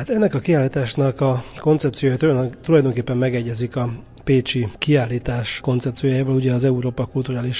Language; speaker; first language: Hungarian; native; Hungarian